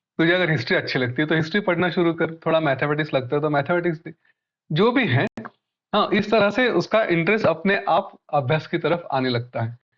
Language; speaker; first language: Hindi; non-native, local second language; Marathi